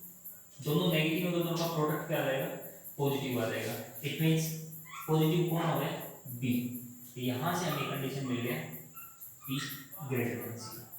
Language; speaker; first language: Hindi; native; Hindi